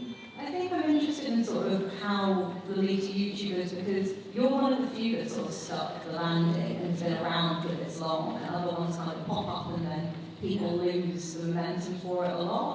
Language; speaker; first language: English; non-native, fluent; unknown